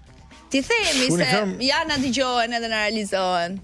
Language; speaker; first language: Albanian; native; Albanian